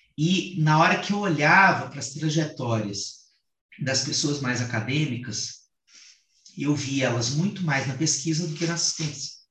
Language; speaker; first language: Portuguese; native; Portuguese